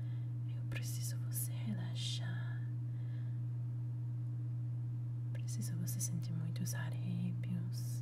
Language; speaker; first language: Portuguese; non-native, fluent; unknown